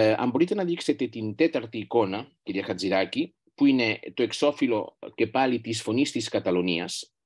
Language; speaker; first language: Greek; non-native, fluent; Catalan